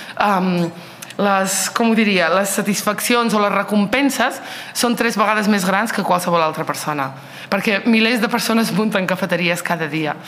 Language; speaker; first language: Catalan; early bilingual, other home language; Riffian